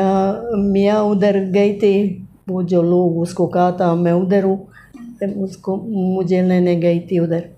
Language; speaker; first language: Hindi; non-native, learner; Bosnian